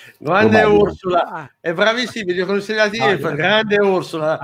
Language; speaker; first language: Italian; native; Italian